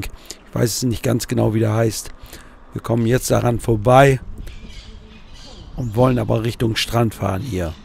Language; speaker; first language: German; native; German